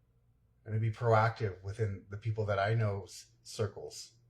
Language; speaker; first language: English; native; English